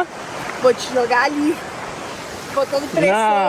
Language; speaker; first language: Portuguese; native; Portuguese